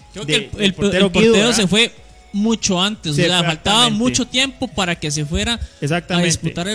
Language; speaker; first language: Spanish; native; Spanish